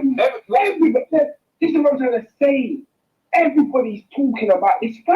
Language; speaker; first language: English; native; English